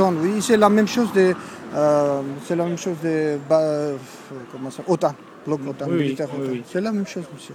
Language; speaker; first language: French; non-native, learner; Georgian